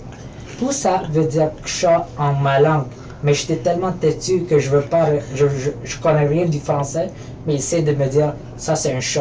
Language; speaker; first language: French; early bilingual, other home language; Filipino